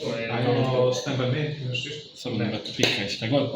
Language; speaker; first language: Bosnian; native; Bosnian